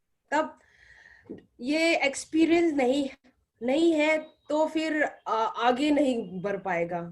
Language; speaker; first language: Hindi; non-native, local second language; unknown